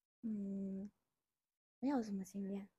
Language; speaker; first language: Chinese; non-native, learner; Vietnamese